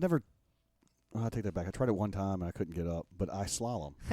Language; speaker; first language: English; native; English